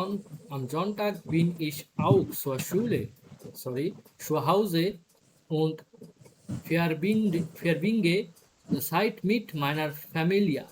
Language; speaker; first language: German; non-native, fluent; Bangla